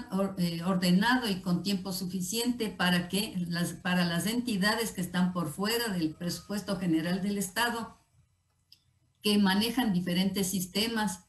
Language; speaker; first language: Spanish; native; Spanish